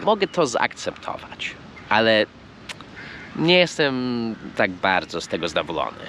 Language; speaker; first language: Polish; non-native, fluent; English